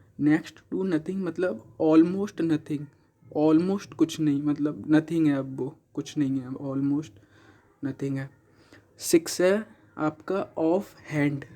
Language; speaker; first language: Hindi; native; Hindi